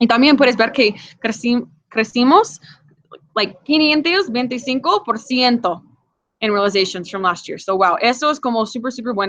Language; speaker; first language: Spanish; non-native, fluent; English